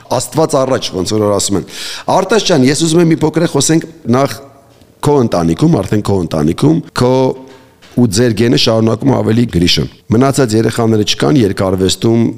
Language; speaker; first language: Armenian; native; Armenian